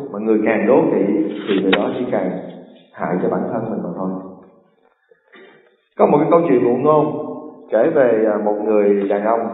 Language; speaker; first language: Vietnamese; native; Vietnamese